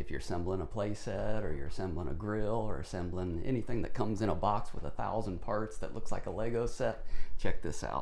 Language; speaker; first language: English; native; English